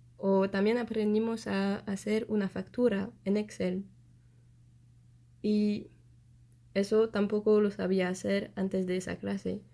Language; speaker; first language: Spanish; non-native, fluent; French